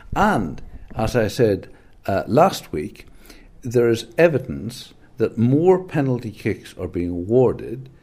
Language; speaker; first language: English; native; English